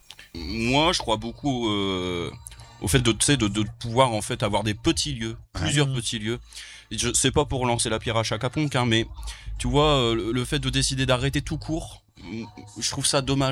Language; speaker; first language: French; native; French